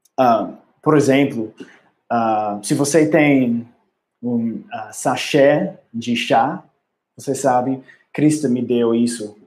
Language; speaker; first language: Portuguese; non-native, learner; English